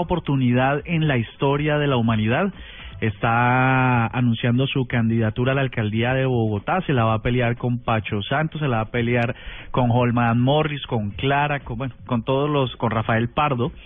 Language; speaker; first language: Spanish; native; Spanish